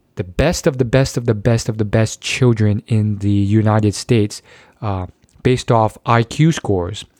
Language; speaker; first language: English; native; English